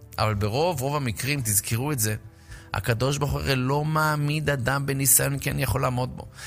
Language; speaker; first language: Hebrew; native; Hebrew